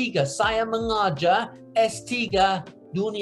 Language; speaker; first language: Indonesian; non-native, learner; English